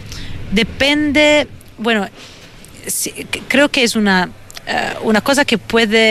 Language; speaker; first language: Spanish; non-native, fluent; Italian